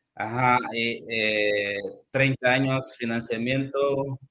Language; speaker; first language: Spanish; native; Spanish